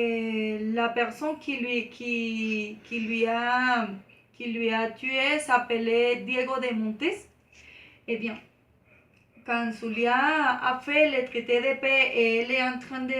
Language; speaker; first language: French; non-native, learner; Spanish